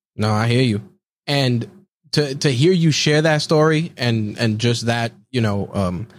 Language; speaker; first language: English; early bilingual, other home language; Spanish